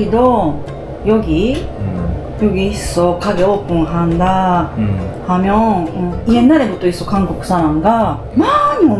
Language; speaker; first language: Korean; non-native, learner; Japanese